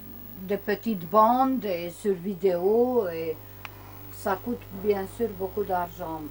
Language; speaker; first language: French; non-native, learner; Romanian